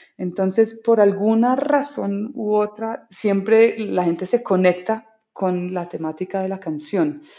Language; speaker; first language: Spanish; early bilingual, other home language; English